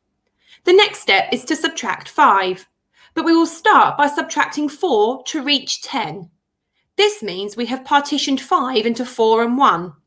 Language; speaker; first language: English; native; English